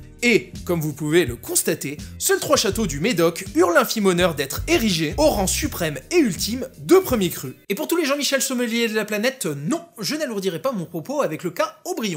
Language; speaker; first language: French; native; French